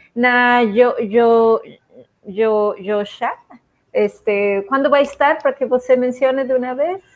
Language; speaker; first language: Portuguese; non-native, fluent; Spanish